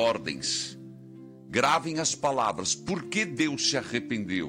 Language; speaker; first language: Portuguese; native; Portuguese